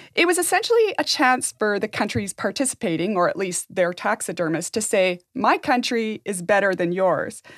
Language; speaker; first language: English; native; English